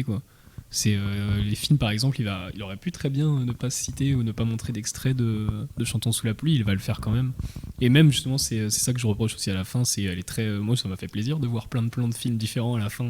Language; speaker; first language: French; native; French